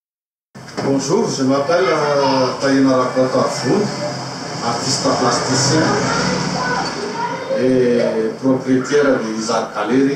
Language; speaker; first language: French; non-native, local second language; Malagasy